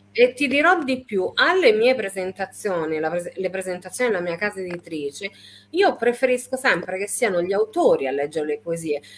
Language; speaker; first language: Italian; native; Italian